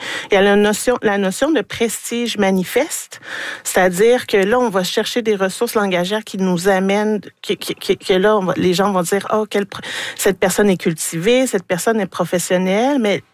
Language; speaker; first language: French; native; French